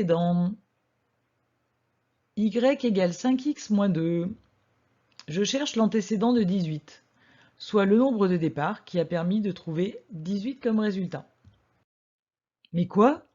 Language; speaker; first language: French; native; French